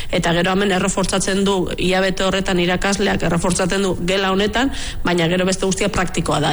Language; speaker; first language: Basque; native; Basque